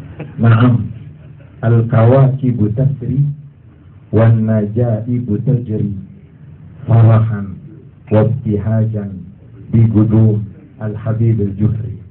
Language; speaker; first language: Arabic; non-native, fluent; Indonesian